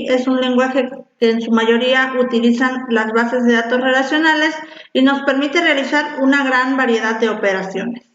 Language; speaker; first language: Spanish; native; Spanish